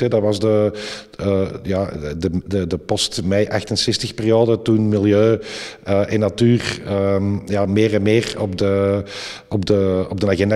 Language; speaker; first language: Dutch; native; Dutch